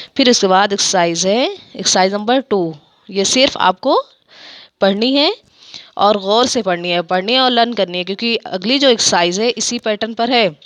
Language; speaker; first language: Urdu; native; Urdu